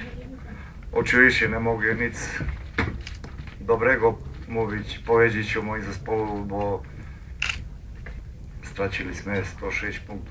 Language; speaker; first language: Polish; non-native, learner; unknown